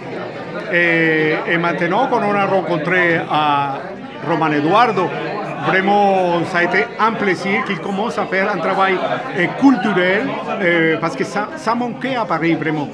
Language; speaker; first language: French; non-native, fluent; Spanish